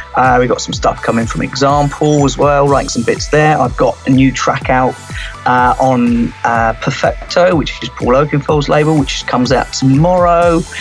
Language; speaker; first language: English; native; English